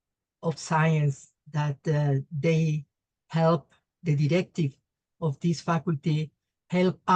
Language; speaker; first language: English; non-native, learner; Spanish